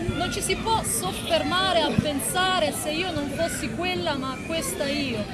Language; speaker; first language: Italian; early bilingual, other home language; Arabic